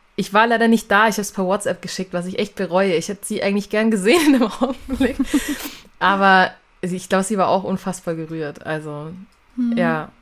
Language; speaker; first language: German; native; German